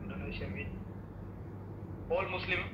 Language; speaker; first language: English; non-native, learner; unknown